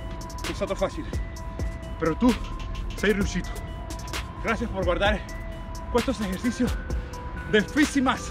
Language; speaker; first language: Italian; non-native, learner; Spanish